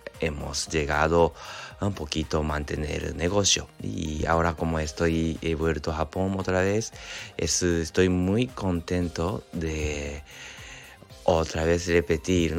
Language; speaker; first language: Spanish; non-native, learner; Japanese